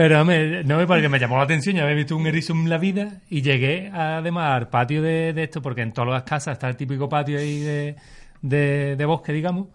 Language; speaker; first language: Spanish; native; Spanish